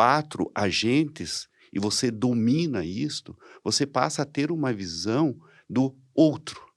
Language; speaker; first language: Portuguese; native; Portuguese